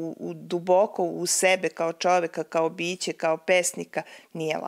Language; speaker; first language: Serbian; native; Serbian